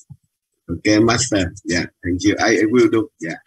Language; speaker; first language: English; non-native, learner; Vietnamese